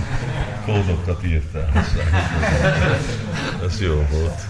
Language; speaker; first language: Hungarian; early bilingual, heritage; Hungarian